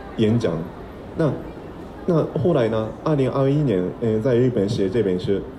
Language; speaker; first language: Chinese; non-native, fluent; Japanese